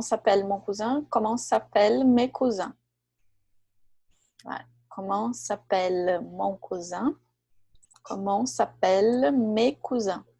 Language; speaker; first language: French; non-native, fluent; Portuguese